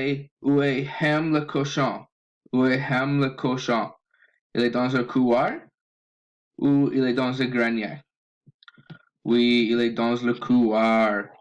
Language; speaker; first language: French; non-native, learner; English